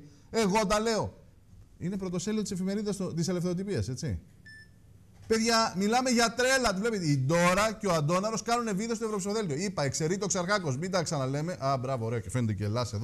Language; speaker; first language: Greek; native; Greek